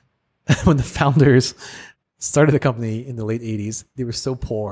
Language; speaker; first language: English; native; English